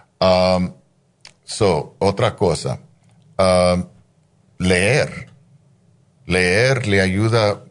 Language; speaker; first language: Spanish; non-native, fluent; English